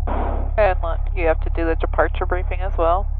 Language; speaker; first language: English; native; English